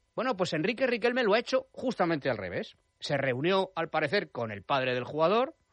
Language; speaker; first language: Spanish; native; Spanish